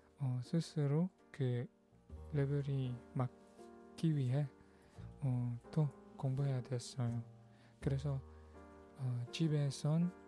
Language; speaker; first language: Korean; non-native, learner; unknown